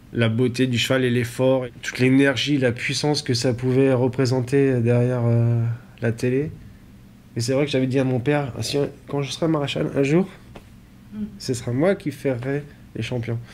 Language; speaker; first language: French; native; French